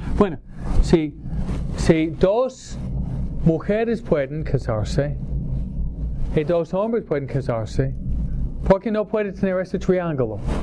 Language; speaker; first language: Spanish; non-native, fluent; English